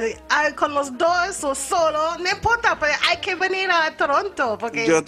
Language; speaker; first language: Spanish; non-native, fluent; English